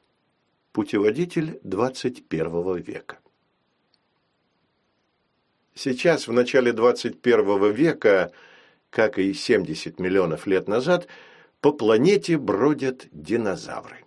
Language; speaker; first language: Russian; native; Russian